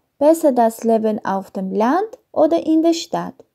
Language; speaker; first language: German; non-native, learner; Armenian